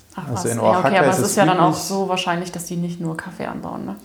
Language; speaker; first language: German; native; German